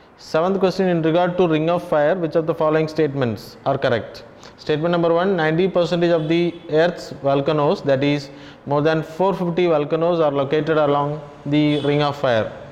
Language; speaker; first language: English; non-native, local second language; Tamil